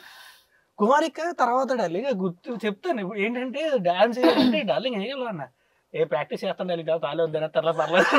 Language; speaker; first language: Telugu; native; Telugu